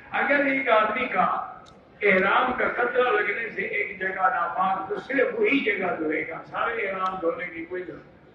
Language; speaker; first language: Urdu; native; Urdu